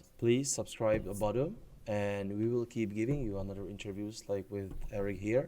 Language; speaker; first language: English; non-native, fluent; Czech